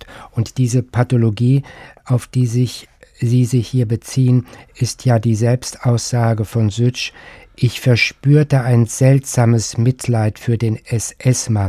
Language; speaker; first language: German; native; German